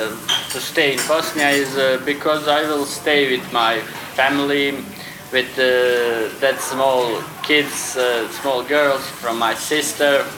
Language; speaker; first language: English; non-native, learner; Croatian